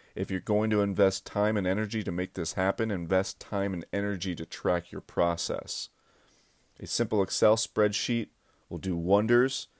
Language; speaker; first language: English; native; English